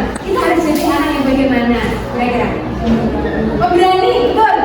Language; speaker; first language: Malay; non-native, local second language; Javanese